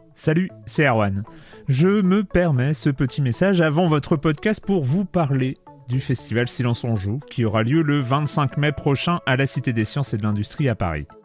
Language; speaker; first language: French; native; French